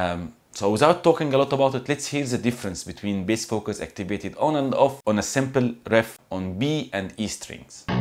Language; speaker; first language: English; non-native, fluent; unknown